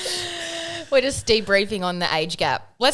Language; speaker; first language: English; native; English